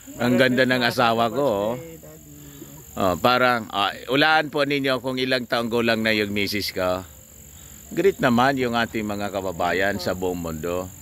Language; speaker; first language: Filipino; non-native, local second language; Bikol